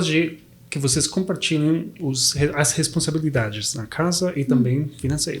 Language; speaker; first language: Portuguese; non-native, fluent; Spanish